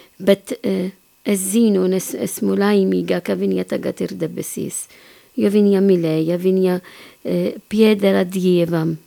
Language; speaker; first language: Latvian; non-native, fluent; Maltese